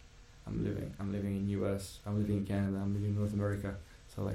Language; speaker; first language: English; non-native, fluent; Romanian